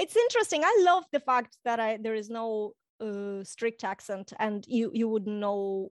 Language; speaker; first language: English; non-native, fluent; Russian